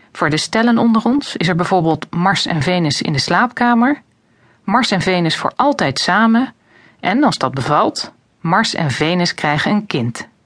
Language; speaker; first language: Dutch; native; Dutch